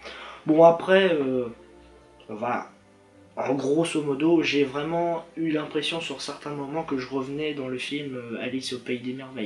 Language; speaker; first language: French; native; French